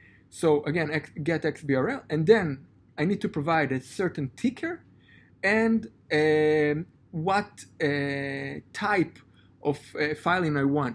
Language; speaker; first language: English; non-native, fluent; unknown